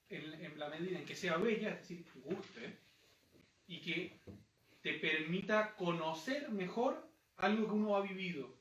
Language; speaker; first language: Spanish; native; Spanish